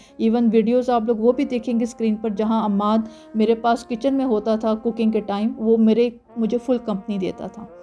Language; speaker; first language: Urdu; native; Urdu